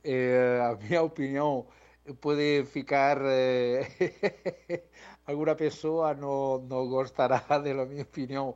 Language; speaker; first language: Portuguese; non-native, learner; Spanish